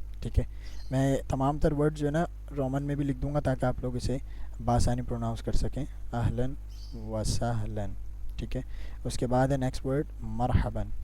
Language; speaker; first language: Urdu; native; Urdu